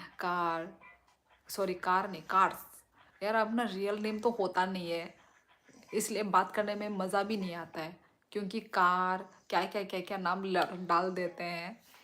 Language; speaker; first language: Hindi; non-native, local second language; Kok Borok